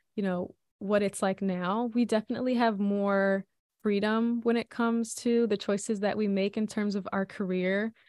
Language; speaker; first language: English; native; English